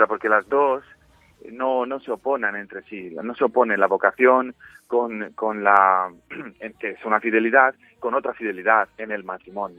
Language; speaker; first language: Spanish; non-native, fluent; Romanian